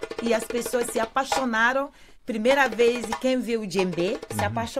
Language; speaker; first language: Portuguese; non-native, learner; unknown